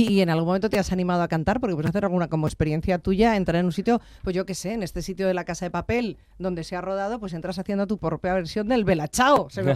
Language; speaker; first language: Spanish; native; Spanish